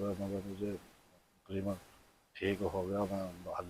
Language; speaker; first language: Hindi; non-native, local second language; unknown